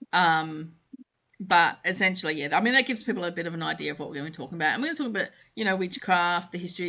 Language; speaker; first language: English; native; English